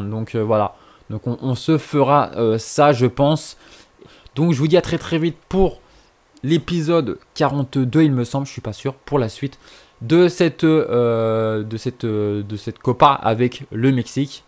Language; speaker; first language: French; native; French